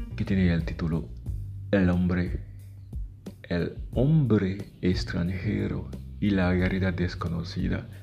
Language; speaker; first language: Spanish; non-native, fluent; Haitian Creole